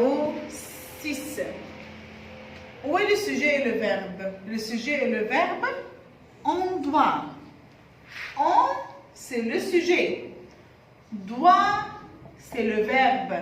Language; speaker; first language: French; non-native, fluent; Arabic